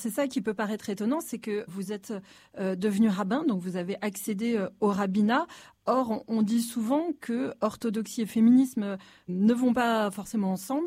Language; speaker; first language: French; native; French